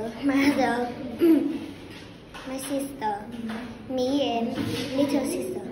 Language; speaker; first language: English; non-native, learner; Vietnamese